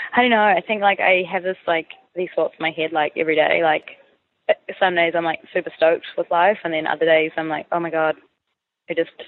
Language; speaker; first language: English; native; English